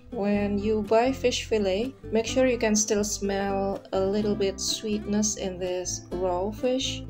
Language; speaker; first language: English; non-native, fluent; Indonesian